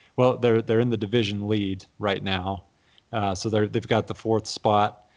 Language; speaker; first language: English; native; English